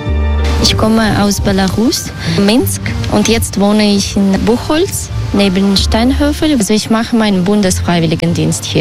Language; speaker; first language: German; non-native, fluent; Belarusian